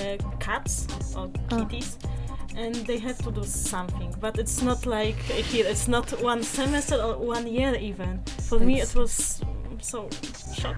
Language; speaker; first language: English; non-native, learner; Polish